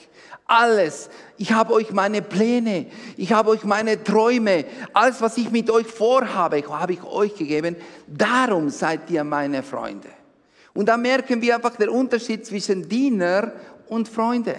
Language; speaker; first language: German; non-native, fluent; Spanish